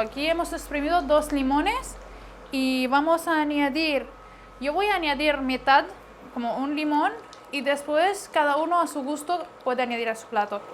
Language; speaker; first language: Spanish; non-native, fluent; Arabic